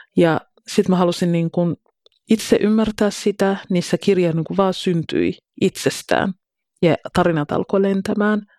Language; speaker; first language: Finnish; early bilingual, other home language; Somali